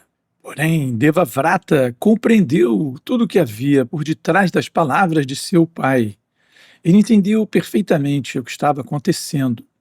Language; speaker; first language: Portuguese; native; Portuguese